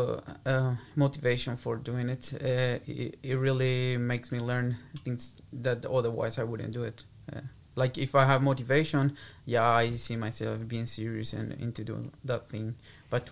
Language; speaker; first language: English; non-native, fluent; Portuguese